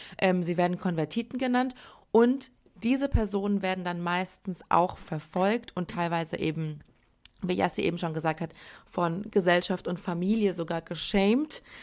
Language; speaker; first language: German; early bilingual, other home language; Persian